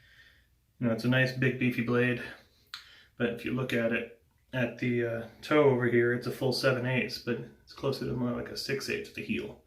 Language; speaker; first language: English; native; English